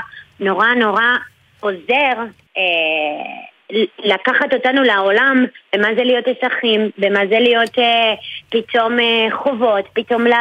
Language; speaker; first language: Hebrew; non-native, fluent; Spanish